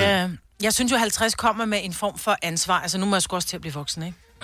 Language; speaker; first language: Danish; native; Danish